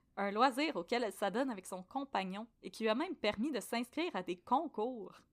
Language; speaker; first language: French; native; French